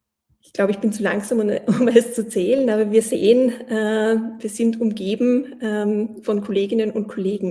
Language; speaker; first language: German; native; German